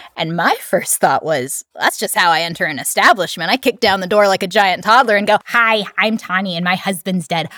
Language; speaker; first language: English; native; English